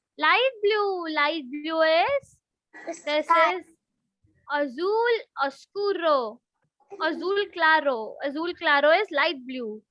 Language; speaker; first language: English; non-native, local second language; Hindi